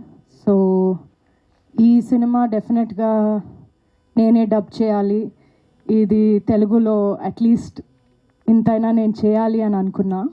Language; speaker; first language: Telugu; non-native, local second language; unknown